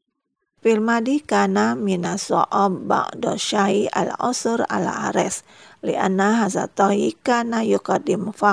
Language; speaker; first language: Arabic; non-native, fluent; Indonesian